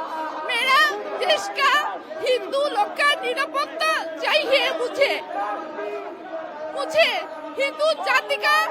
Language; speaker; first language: Hindi; non-native, learner; Bangla